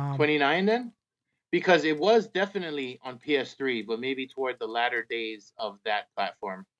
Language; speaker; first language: English; native; English